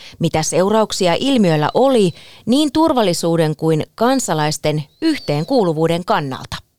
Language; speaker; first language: Finnish; native; Finnish